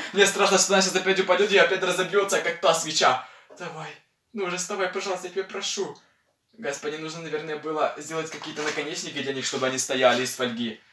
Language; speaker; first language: Russian; non-native, local second language; Ukrainian